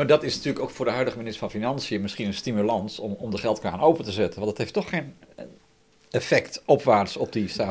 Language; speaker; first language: Dutch; native; Dutch